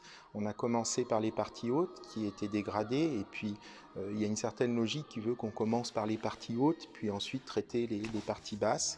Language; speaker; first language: French; native; French